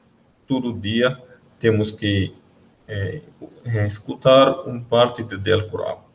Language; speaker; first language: Portuguese; non-native, learner; Arabic